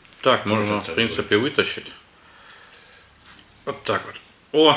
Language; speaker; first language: Russian; native; Russian